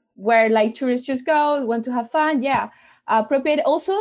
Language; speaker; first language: English; non-native, fluent; Spanish